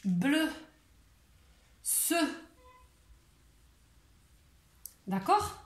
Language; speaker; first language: French; non-native, local second language; Arabic